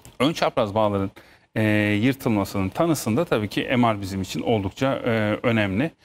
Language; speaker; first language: Turkish; native; Turkish